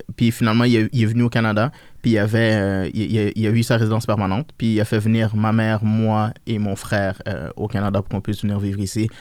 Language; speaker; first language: French; early bilingual, other home language; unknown